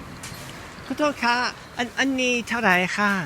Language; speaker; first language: Thai; non-native, learner; English